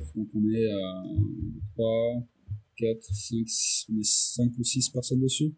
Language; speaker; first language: French; native; French